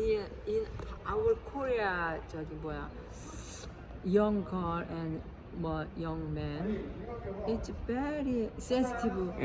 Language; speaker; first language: English; non-native, learner; Korean